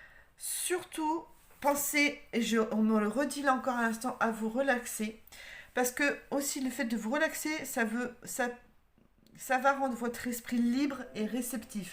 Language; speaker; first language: French; native; French